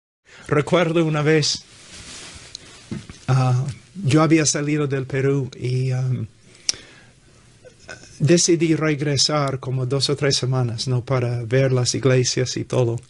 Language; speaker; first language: Spanish; non-native, fluent; English